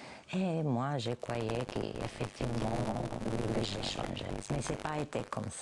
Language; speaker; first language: French; non-native, fluent; Italian